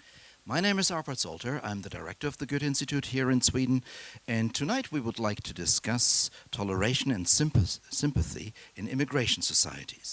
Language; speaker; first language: English; non-native, fluent; German